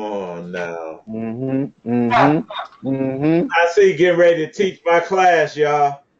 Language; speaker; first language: English; native; English